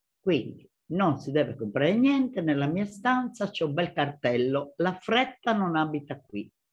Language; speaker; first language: Italian; native; Italian